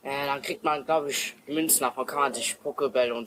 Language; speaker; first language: German; native; German